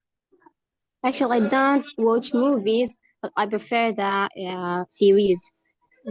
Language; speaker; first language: English; non-native, learner; Arabic